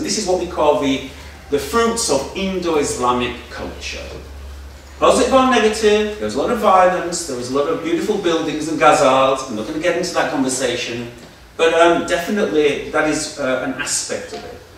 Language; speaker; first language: English; native; English